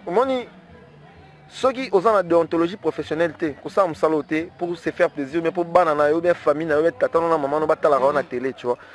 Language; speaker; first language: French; non-native, local second language; Lingala